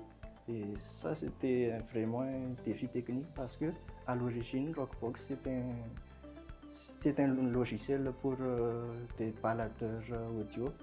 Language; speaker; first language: French; non-native, local second language; Malagasy